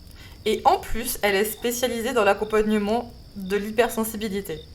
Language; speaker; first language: French; native; French